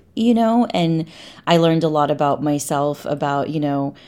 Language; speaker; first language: English; native; English